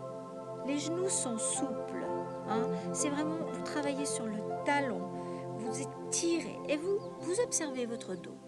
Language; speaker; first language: French; native; French